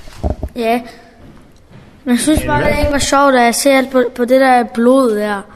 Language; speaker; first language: Danish; early bilingual, other home language; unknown